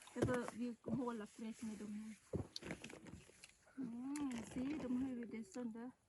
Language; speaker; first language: Swedish; non-native, learner; Thai